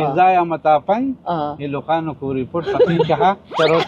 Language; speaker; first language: Filipino; non-native, learner; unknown